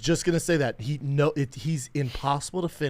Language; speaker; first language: English; native; English